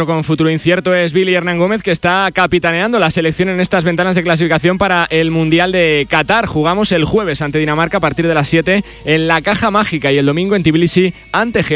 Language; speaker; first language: Spanish; native; Spanish